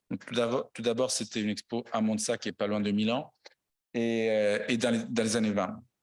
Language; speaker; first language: French; non-native, fluent; Italian